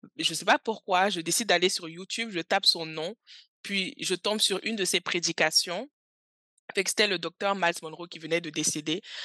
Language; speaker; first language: French; early bilingual, other home language; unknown